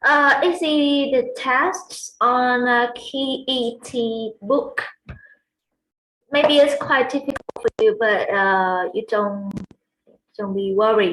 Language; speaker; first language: English; non-native, fluent; Vietnamese